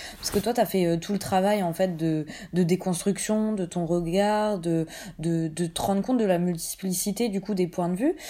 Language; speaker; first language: French; native; French